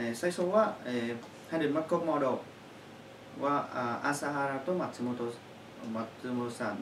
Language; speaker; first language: Japanese; non-native, learner; Chinese